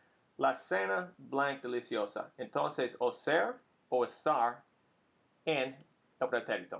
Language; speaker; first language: Spanish; non-native, fluent; English